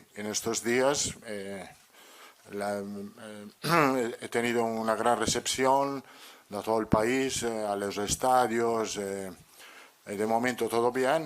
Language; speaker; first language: Spanish; non-native, fluent; Italian